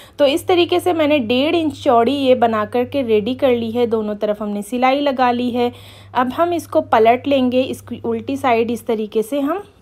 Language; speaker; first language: Hindi; native; Hindi